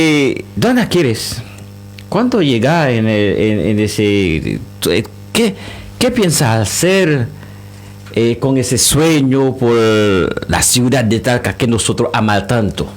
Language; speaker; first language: Spanish; non-native, learner; Haitian Creole